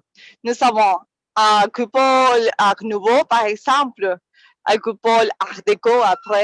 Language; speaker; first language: French; non-native, fluent; Spanish